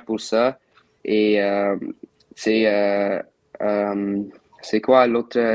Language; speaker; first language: French; non-native, local second language; English